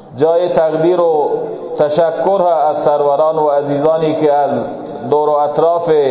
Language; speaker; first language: Persian; non-native, local second language; Baluchi